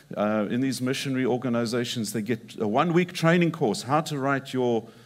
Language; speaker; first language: English; native; English